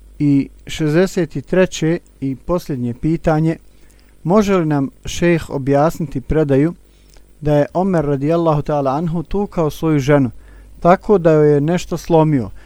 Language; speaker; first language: Bosnian; non-native, learner; Arabic